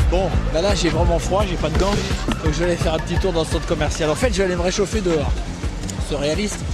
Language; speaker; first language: French; native; French